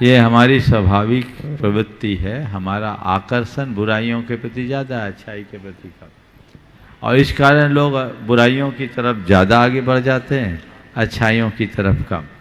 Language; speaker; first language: Hindi; native; Hindi